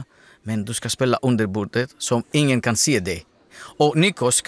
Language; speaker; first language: Swedish; non-native, fluent; Greek